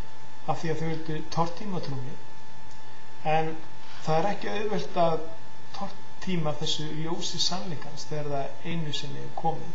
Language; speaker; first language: Icelandic; native; Icelandic